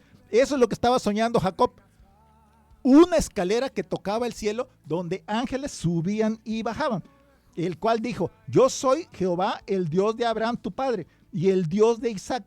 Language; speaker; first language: Spanish; native; Spanish